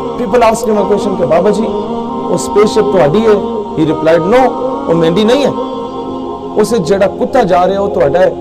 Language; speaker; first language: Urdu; non-native, local second language; Punjabi